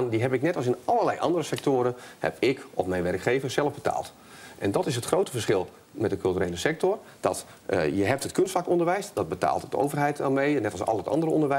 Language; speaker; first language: Dutch; native; Dutch